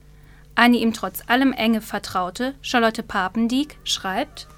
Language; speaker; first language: German; native; German